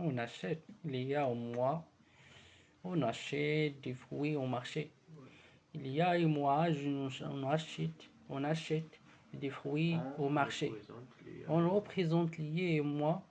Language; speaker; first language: French; non-native, learner; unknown